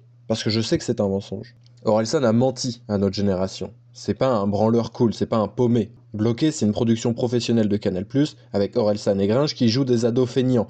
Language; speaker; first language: French; native; French